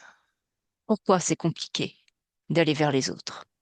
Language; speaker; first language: French; native; French